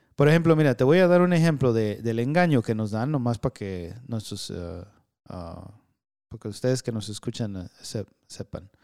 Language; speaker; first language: Spanish; early bilingual, heritage; Spanish